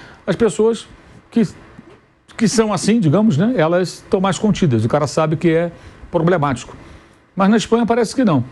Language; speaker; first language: Portuguese; native; Portuguese